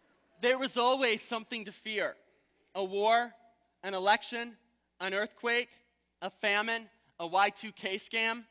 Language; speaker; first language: English; native; English